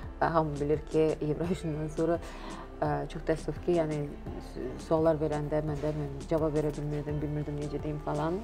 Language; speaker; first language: Azerbaijani; non-native, local second language; Russian